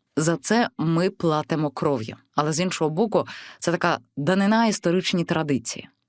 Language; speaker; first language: Ukrainian; native; Ukrainian